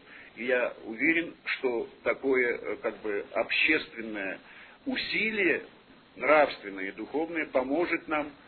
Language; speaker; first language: Russian; native; Russian